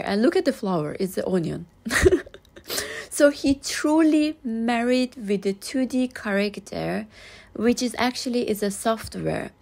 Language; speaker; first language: English; non-native, learner; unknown